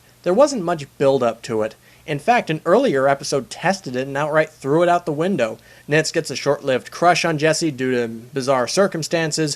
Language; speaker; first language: English; native; English